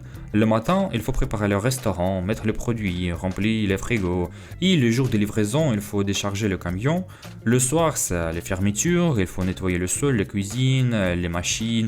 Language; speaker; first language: French; non-native, fluent; Russian